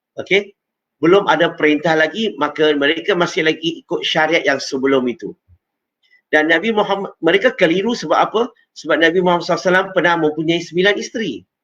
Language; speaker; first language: Malay; non-native, local second language; Chinese